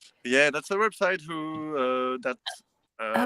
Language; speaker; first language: English; non-native, learner; French